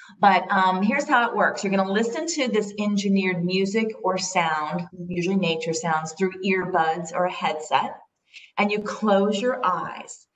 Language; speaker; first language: English; native; English